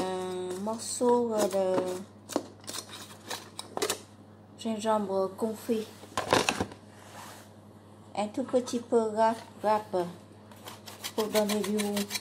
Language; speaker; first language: French; non-native, learner; Vietnamese